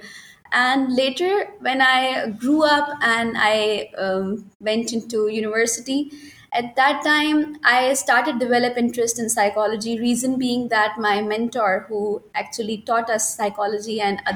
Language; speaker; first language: English; non-native, local second language; Urdu